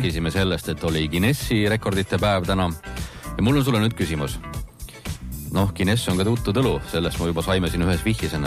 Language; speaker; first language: Estonian; native; Estonian